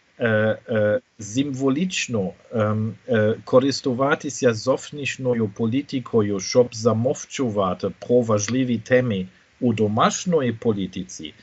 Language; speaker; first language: Ukrainian; non-native, fluent; German